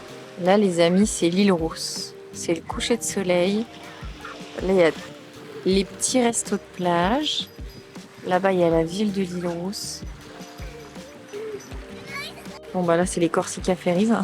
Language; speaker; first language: French; native; French